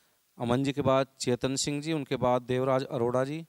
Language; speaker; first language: Hindi; native; Hindi